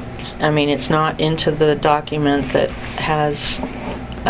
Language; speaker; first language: English; native; English